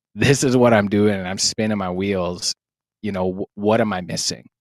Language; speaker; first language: English; native; English